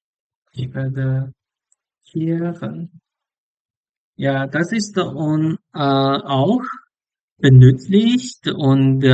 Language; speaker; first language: German; non-native, learner; English